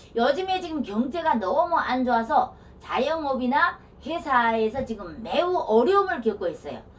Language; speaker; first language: Korean; native; Korean